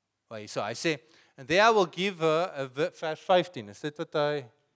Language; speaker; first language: English; non-native, local second language; Afrikaans